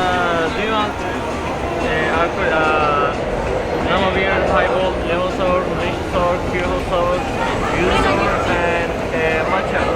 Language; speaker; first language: English; non-native, learner; Japanese